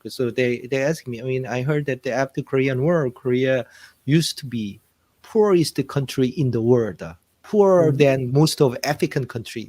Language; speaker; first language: English; non-native, fluent; Korean